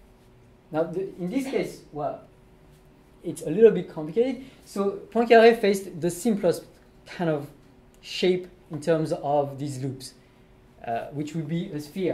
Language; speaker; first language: English; non-native, fluent; French